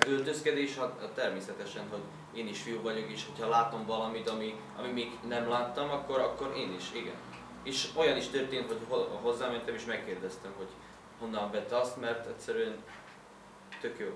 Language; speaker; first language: Hungarian; non-native, learner; Slovak